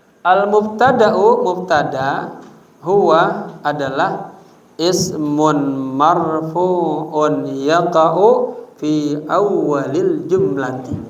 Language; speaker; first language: Arabic; non-native, fluent; Indonesian